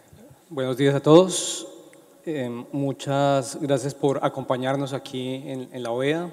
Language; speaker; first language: Spanish; native; Spanish